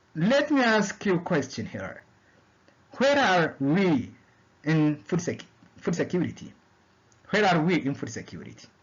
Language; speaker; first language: English; non-native, local second language; Amharic